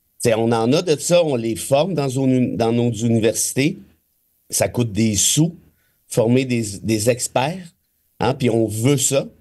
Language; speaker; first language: French; native; French